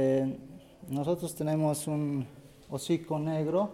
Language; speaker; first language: Spanish; non-native, local second language; Quechua